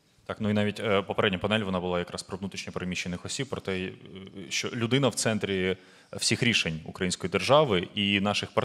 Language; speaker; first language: Ukrainian; native; Ukrainian